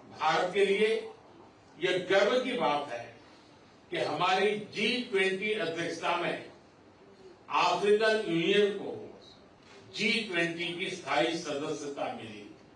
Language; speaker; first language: Hindi; non-native, local second language; Gujarati